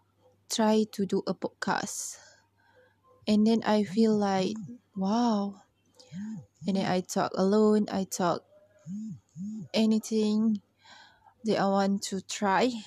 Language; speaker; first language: English; non-native, learner; Malay